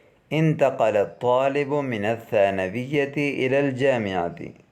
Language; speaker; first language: Arabic; non-native, fluent; Urdu